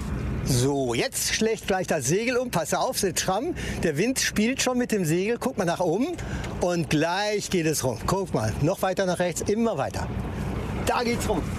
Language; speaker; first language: German; native; German